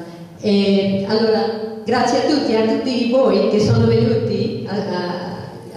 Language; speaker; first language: Italian; non-native, fluent; English